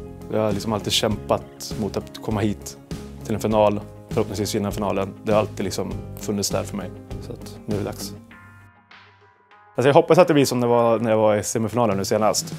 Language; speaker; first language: Swedish; native; Swedish